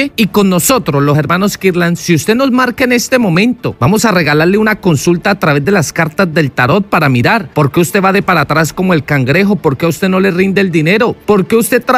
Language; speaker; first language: Spanish; native; Spanish